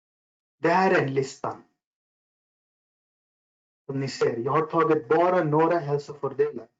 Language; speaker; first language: Swedish; non-native, fluent; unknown